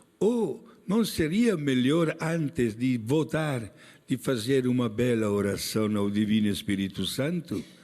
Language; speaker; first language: Portuguese; non-native, fluent; Italian